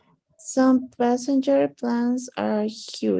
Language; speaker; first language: English; non-native, learner; Spanish